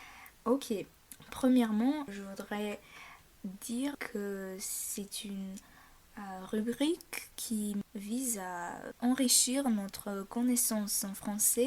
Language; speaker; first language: French; non-native, fluent; Bulgarian